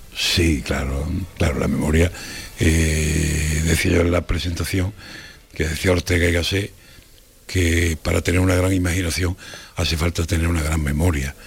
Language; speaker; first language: Spanish; native; Spanish